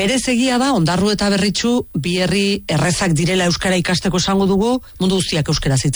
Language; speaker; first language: Basque; native; Basque